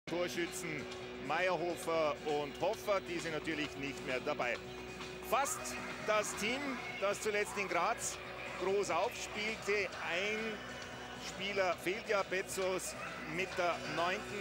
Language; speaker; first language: German; native; German